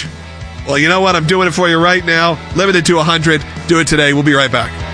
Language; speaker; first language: English; native; English